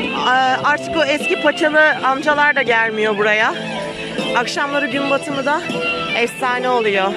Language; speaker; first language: Turkish; native; Turkish